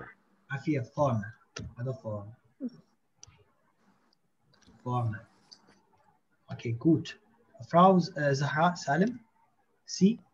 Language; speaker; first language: German; non-native, fluent; Arabic